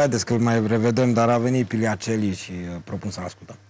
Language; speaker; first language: Romanian; native; Romanian